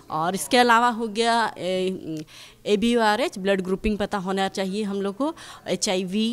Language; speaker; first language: Hindi; native; Hindi